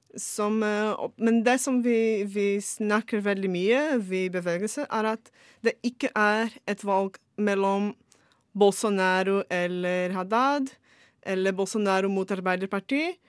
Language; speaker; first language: Norwegian; non-native, fluent; Portuguese